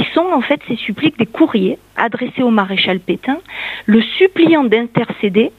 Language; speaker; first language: French; native; French